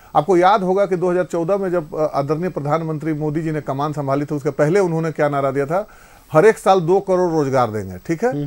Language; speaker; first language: Hindi; native; Hindi